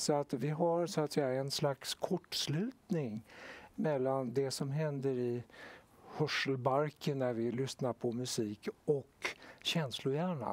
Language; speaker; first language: Swedish; native; Swedish